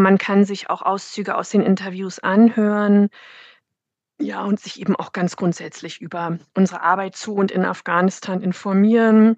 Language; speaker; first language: German; native; German